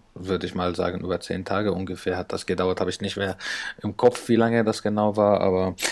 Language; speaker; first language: German; non-native, fluent; Arabic